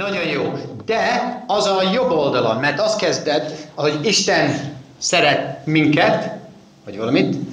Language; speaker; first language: Hungarian; non-native, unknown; English